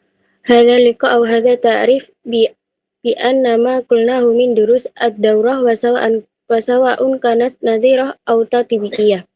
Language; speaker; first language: Arabic; non-native, learner; Indonesian